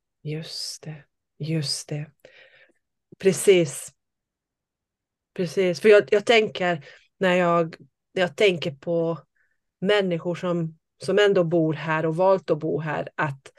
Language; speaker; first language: Swedish; non-native, fluent; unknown